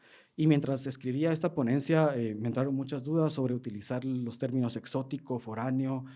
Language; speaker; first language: Spanish; native; Spanish